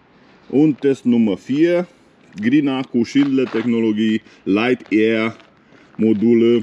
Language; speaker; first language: German; non-native, fluent; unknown